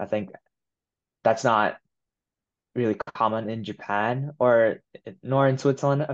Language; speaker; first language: English; non-native, fluent; Japanese